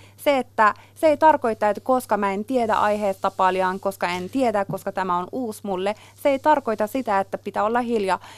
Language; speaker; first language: Finnish; non-native, fluent; Persian